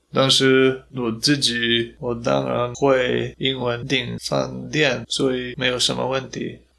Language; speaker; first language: Chinese; non-native, fluent; Polish